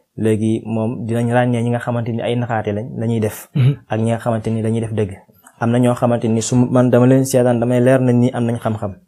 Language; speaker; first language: Wolof; non-native, local second language; Fula